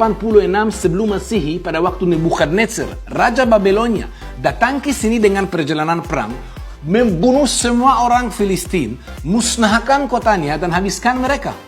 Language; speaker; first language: Indonesian; non-native, fluent; Hebrew